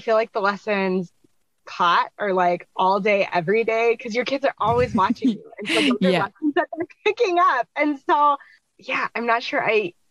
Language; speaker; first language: English; native; English